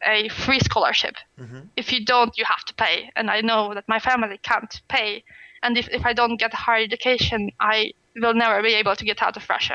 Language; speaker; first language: English; non-native, fluent; Russian